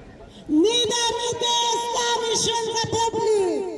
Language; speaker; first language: German; non-native, learner; Persian